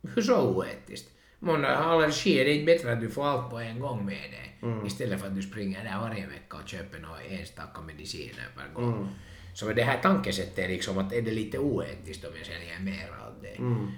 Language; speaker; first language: Swedish; non-native, local second language; Finnish